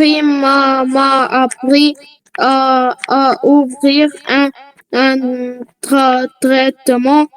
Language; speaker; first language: French; non-native, local second language; Arabic